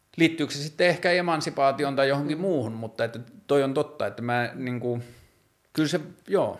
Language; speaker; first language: Finnish; native; Finnish